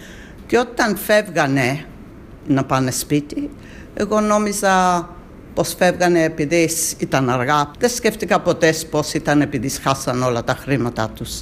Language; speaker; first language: Greek; early bilingual, heritage; Greek